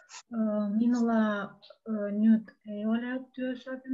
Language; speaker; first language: Finnish; non-native, learner; Russian